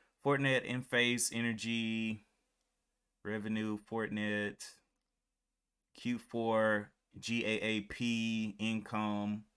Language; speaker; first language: English; native; English